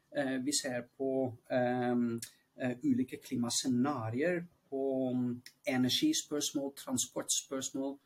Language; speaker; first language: Norwegian; non-native, fluent; Dutch